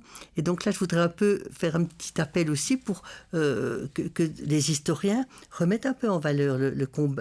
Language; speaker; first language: French; native; French